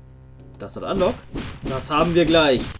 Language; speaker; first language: German; native; German